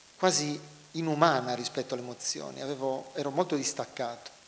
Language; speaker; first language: Italian; native; Italian